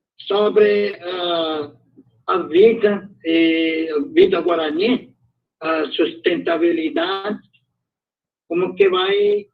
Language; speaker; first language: Portuguese; non-native, local second language; Guarani